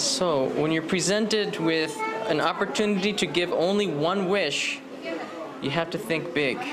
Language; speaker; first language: English; native; English